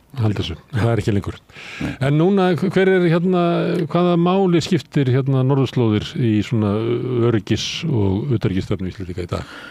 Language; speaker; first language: Icelandic; native; Icelandic